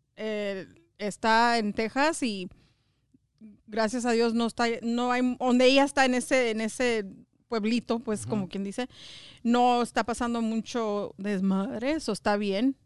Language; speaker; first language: Spanish; early bilingual, heritage; Spanish